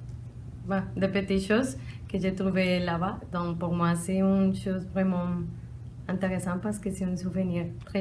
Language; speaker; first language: French; non-native, learner; Spanish